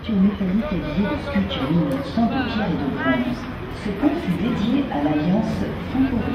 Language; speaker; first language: French; native; French